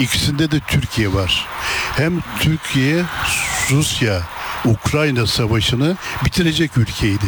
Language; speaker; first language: Turkish; native; Turkish